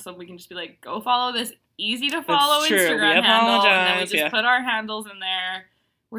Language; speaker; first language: English; non-native, fluent; Hungarian